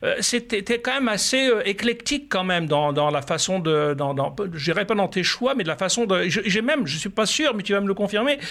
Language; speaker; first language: French; native; French